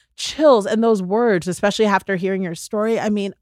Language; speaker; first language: English; early bilingual, other home language; Akan